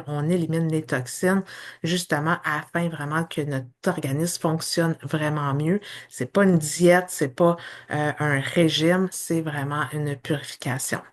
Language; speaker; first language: French; native; French